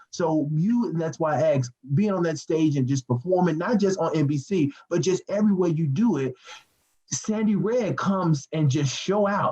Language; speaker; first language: English; native; English